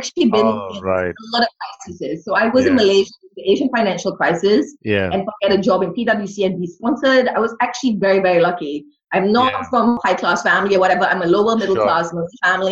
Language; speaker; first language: English; non-native, local second language; Tamil